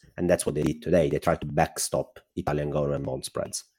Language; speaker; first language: English; non-native, fluent; Italian